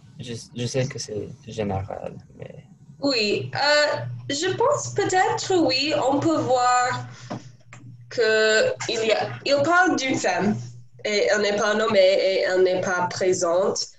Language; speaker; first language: French; non-native, learner; English